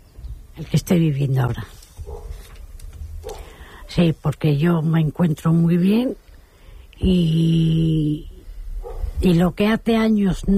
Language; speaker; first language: Spanish; native; Spanish